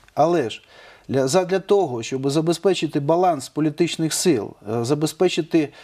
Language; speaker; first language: Ukrainian; non-native, local second language; Russian